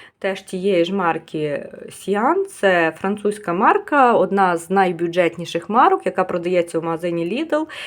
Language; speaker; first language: Ukrainian; native; Ukrainian